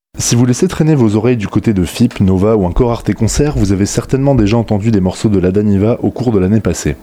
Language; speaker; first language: French; native; French